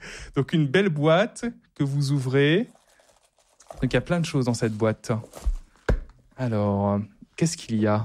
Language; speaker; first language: French; native; French